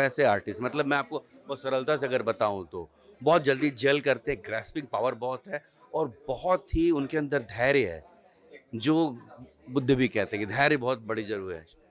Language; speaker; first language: Hindi; native; Hindi